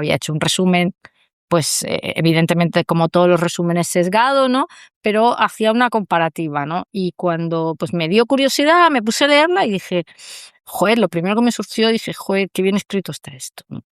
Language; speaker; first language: Spanish; native; Spanish